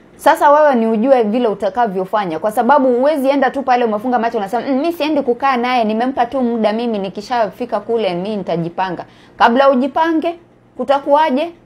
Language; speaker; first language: Swahili; native; Swahili